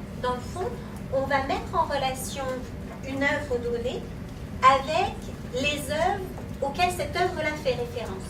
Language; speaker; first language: French; native; French